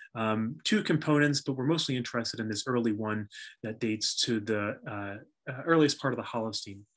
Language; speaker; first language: English; native; English